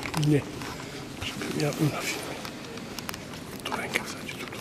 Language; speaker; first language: Polish; non-native, learner; Hungarian